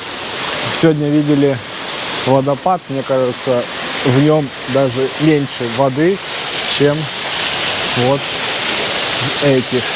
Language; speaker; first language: Russian; native; Russian